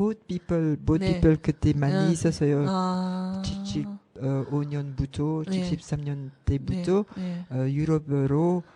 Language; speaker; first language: Korean; non-native, learner; French